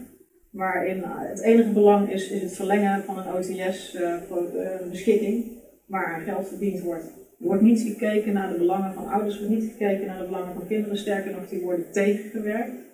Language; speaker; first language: Dutch; native; Dutch